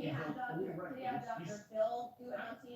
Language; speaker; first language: English; native; English